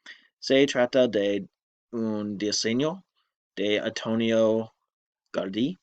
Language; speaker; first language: Spanish; non-native, learner; English